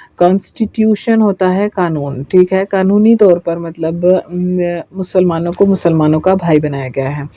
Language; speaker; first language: Urdu; native; Urdu